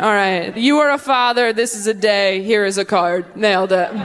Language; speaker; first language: English; native; English